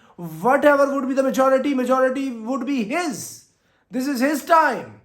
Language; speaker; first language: English; non-native, local second language; Urdu